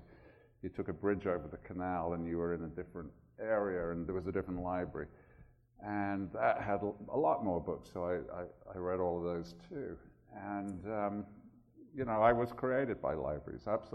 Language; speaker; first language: English; native; English